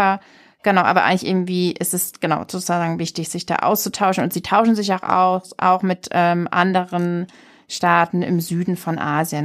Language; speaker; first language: German; native; German